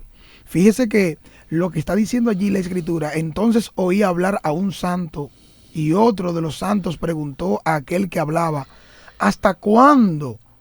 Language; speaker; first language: Spanish; native; Spanish